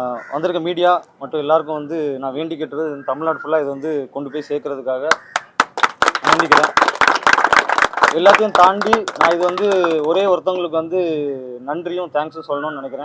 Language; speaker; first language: Tamil; native; Tamil